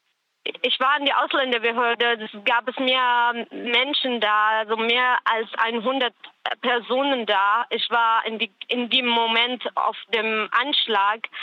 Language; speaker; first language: German; non-native, learner; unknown